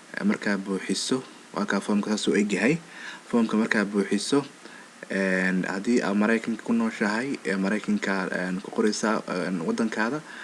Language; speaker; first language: Somali; early bilingual, heritage; Somali